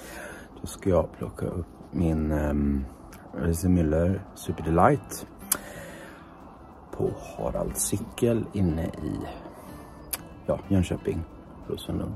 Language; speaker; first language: Swedish; native; Swedish